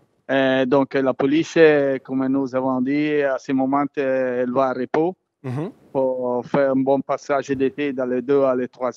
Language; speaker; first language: French; non-native, learner; Italian